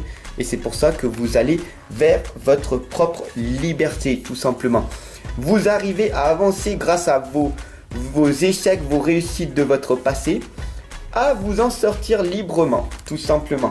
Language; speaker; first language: French; native; French